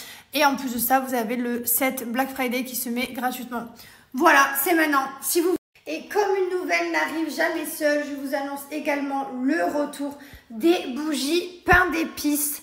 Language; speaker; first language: French; native; French